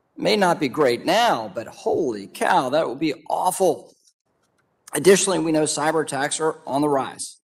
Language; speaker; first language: English; native; English